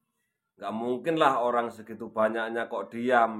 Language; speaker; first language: Indonesian; native; Indonesian